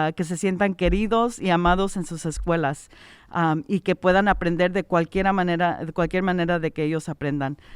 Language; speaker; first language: Spanish; early bilingual, heritage; Spanish